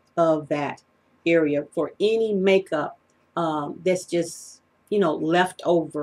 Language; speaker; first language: English; native; English